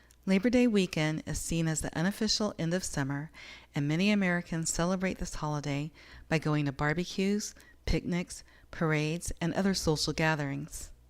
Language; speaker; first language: English; native; English